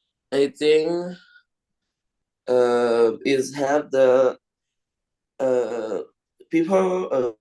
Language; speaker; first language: English; non-native, learner; Thai